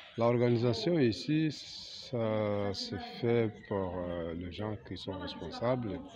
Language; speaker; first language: French; non-native, learner; Portuguese